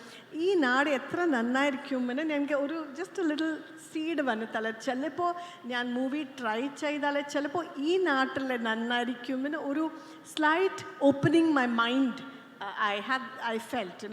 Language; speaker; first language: Malayalam; non-native, local second language; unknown